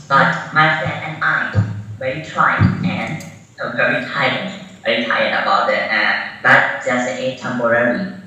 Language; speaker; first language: English; non-native, learner; Burmese